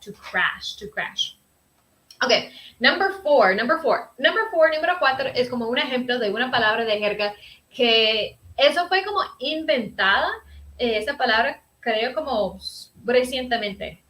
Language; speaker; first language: Spanish; early bilingual, heritage; Spanish